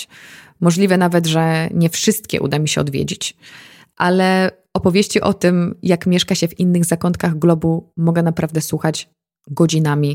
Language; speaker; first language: Polish; native; Polish